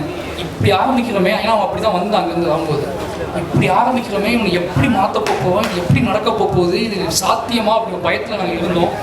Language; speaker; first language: Tamil; native; Tamil